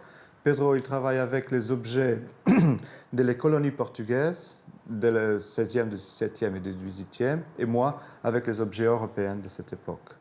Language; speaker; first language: French; non-native, fluent; Portuguese